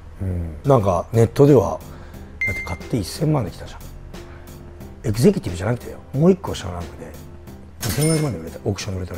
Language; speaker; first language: Japanese; native; Japanese